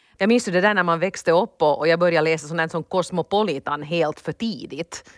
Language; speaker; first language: Swedish; native; Swedish